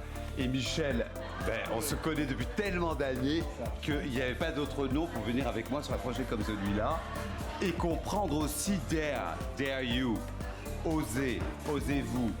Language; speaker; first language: French; native; French